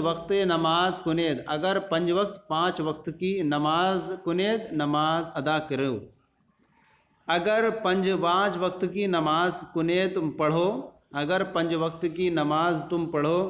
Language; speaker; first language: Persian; non-native, fluent; Urdu